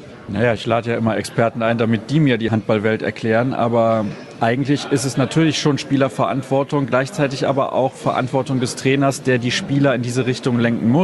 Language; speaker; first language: German; native; German